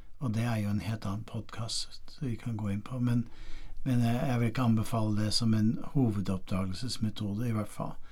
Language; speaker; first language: Norwegian; non-native, fluent; English